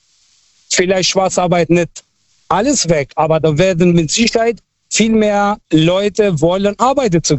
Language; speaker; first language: German; non-native, fluent; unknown